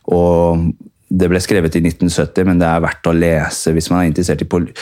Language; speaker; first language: Norwegian; early bilingual, heritage; Norwegian